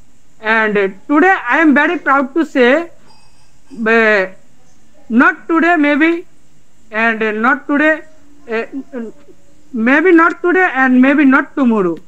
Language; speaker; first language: English; non-native, learner; Bangla